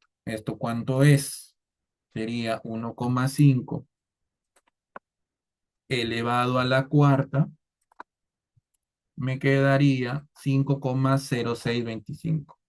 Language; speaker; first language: Spanish; native; Spanish